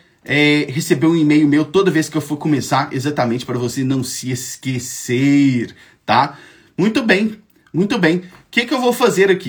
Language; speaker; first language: Portuguese; native; Portuguese